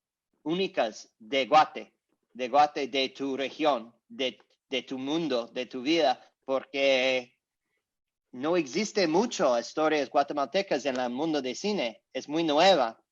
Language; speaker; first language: Spanish; non-native, learner; English